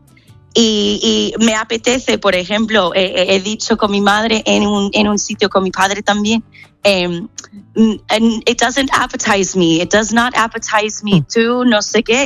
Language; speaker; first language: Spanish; non-native, fluent; English